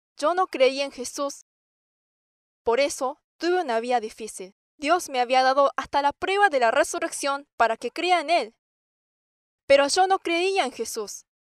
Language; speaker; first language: Spanish; non-native, fluent; English